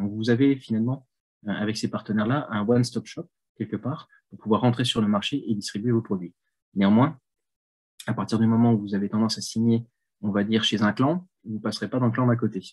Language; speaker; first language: French; native; French